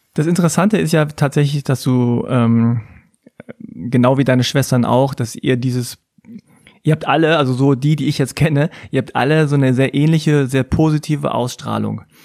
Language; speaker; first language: German; native; German